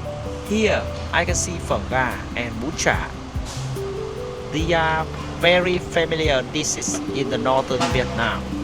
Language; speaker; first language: English; non-native, fluent; Vietnamese